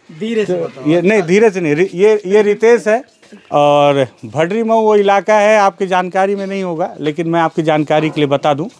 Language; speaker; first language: Hindi; native; Hindi